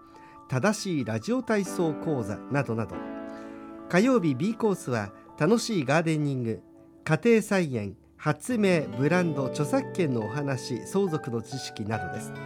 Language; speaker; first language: Japanese; native; Japanese